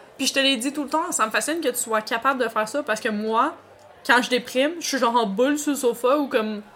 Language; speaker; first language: French; native; French